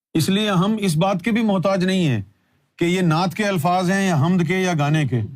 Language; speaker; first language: Urdu; native; Urdu